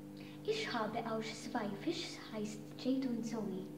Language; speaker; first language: German; non-native, learner; Maltese